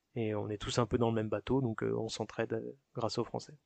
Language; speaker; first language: French; native; French